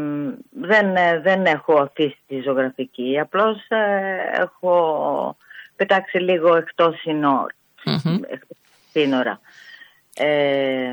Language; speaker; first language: Greek; non-native, fluent; Italian